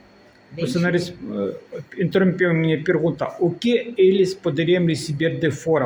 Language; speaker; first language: Portuguese; non-native, learner; Russian